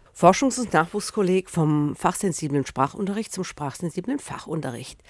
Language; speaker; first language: German; native; German